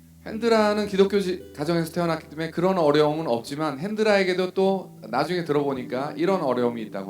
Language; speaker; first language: Korean; native; Korean